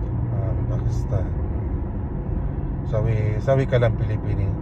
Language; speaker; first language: Arabic; non-native, learner; Filipino